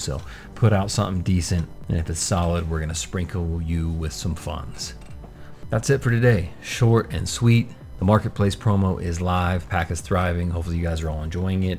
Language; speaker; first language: English; native; English